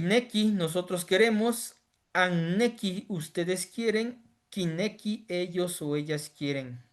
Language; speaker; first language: Spanish; native; Spanish